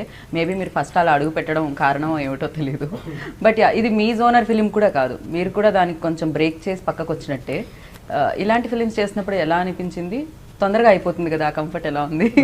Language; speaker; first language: Telugu; native; Telugu